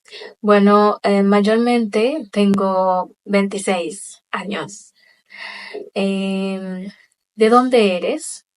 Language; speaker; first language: Spanish; non-native, local second language; Haitian Creole